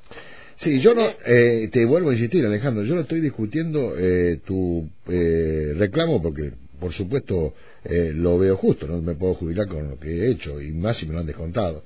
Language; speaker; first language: Spanish; native; Spanish